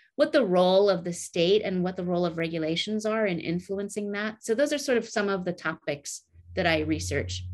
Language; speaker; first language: English; native; English